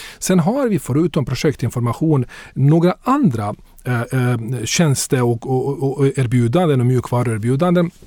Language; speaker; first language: Swedish; non-native, fluent; Bosnian